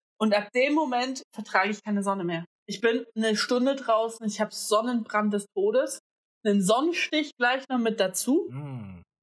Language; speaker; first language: German; native; German